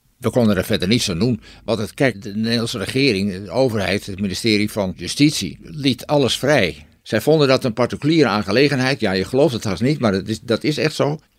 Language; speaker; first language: Dutch; native; Dutch